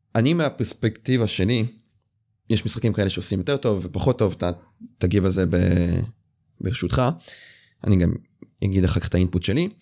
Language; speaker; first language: Hebrew; native; Hebrew